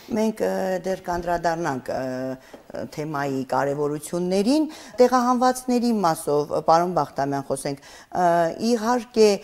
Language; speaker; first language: Armenian; native; Armenian